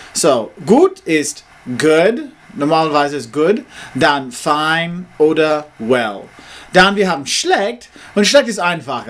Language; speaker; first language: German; non-native, learner; English